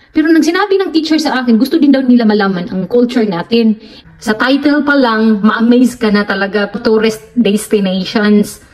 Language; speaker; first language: Filipino; non-native, local second language; Cebuano